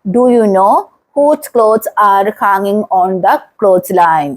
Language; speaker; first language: English; non-native, local second language; Malayalam